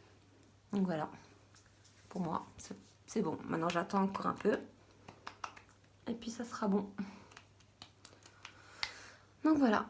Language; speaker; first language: French; native; French